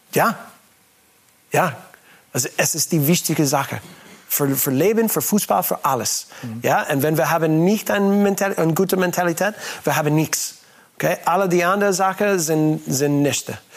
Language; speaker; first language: German; non-native, fluent; English